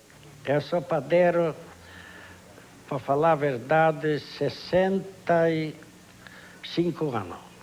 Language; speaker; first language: Portuguese; non-native, fluent; Polish